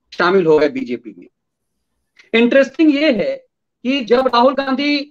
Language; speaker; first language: Hindi; native; Hindi